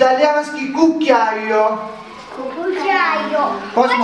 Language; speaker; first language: Russian; non-native, learner; Italian